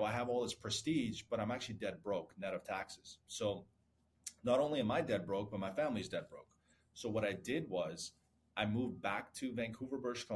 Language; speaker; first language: English; early bilingual, other home language; Persian